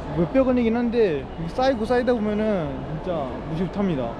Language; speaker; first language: Korean; native; Korean